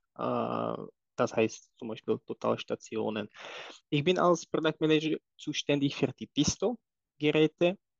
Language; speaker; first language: German; non-native, fluent; Czech